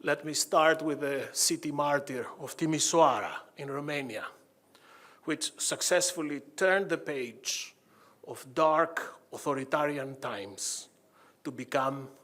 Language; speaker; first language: English; non-native, fluent; Greek